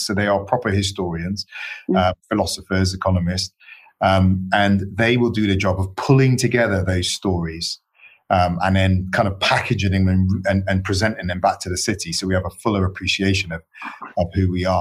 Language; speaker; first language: English; native; English